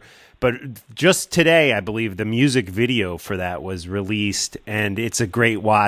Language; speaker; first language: English; native; English